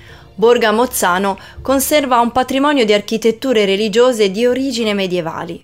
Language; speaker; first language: Italian; native; Italian